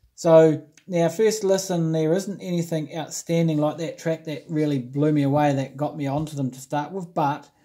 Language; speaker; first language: English; native; English